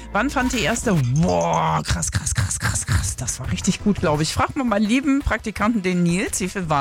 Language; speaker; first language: German; native; German